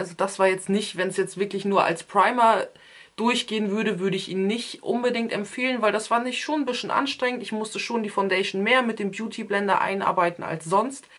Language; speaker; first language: German; early bilingual, other home language; Turkish